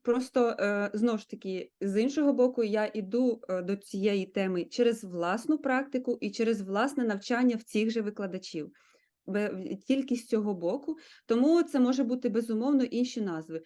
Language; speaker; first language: Ukrainian; native; Ukrainian